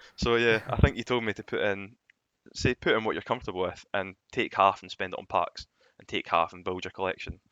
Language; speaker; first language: English; native; English